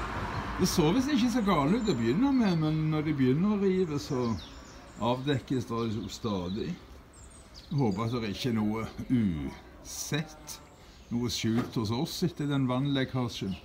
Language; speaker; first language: Norwegian; native; Norwegian